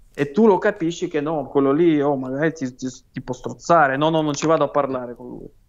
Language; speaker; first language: Italian; non-native, fluent; Russian